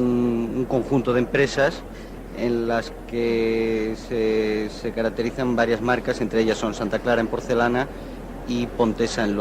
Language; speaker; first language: Spanish; native; Spanish